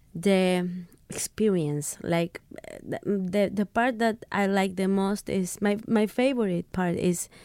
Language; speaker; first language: English; non-native, fluent; Spanish